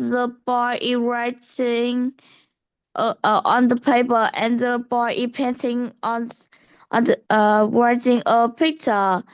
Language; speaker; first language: English; non-native, learner; Vietnamese